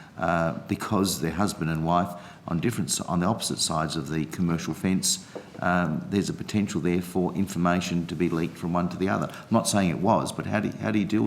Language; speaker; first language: English; native; English